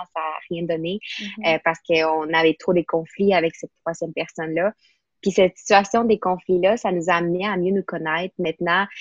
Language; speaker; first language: French; non-native, fluent; Spanish